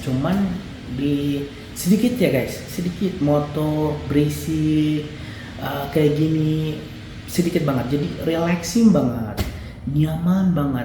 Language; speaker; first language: Indonesian; non-native, fluent; Arabic